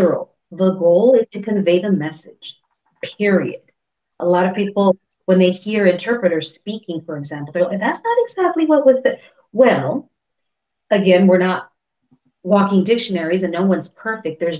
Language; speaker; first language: English; early bilingual, other home language; Spanish